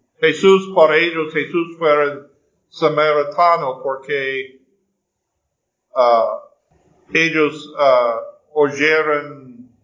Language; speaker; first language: Spanish; non-native, fluent; English